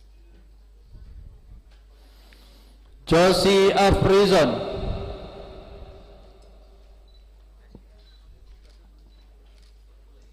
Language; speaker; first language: Indonesian; native; Indonesian